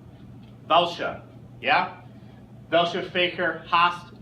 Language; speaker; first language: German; non-native, fluent; English